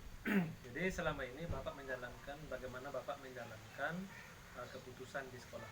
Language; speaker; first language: Indonesian; native; Indonesian